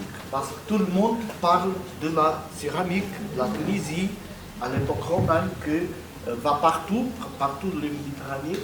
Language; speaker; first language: French; non-native, fluent; Portuguese